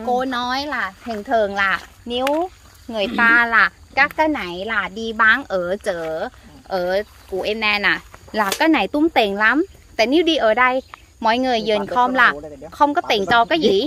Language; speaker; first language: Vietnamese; non-native, learner; Thai